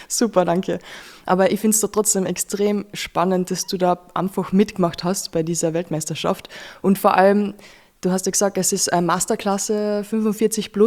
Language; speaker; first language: German; native; German